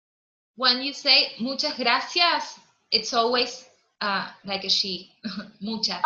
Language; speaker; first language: English; non-native, fluent; Spanish